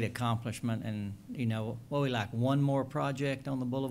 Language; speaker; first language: English; native; English